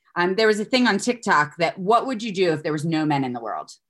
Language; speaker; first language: English; native; English